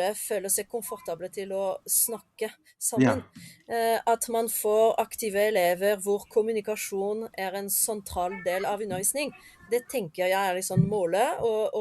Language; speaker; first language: Norwegian; non-native, fluent; French